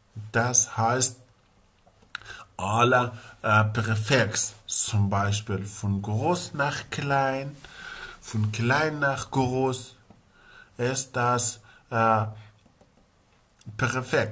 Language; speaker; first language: German; non-native, learner; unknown